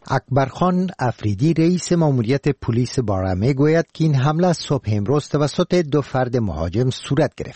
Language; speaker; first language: Persian; native; Persian